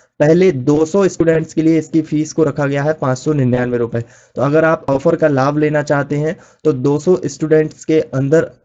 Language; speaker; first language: Hindi; native; Hindi